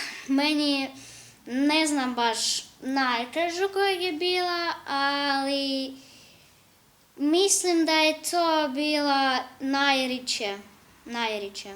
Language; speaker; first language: Bosnian; early bilingual, other home language; Ukrainian